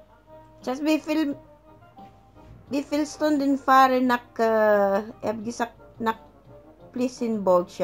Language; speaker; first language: German; non-native, learner; Filipino